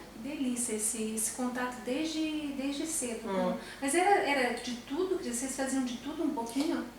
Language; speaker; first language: Portuguese; native; Portuguese